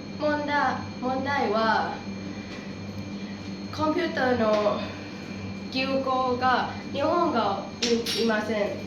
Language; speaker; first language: Japanese; non-native, learner; Thai